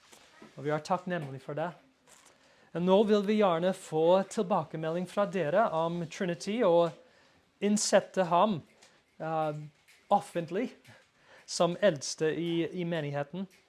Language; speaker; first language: Norwegian; non-native, fluent; English